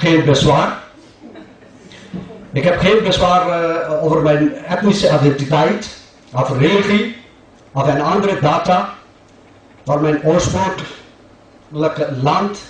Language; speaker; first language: Dutch; non-native, fluent; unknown